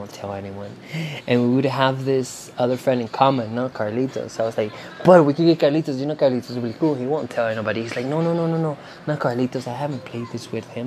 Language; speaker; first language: English; non-native, fluent; Spanish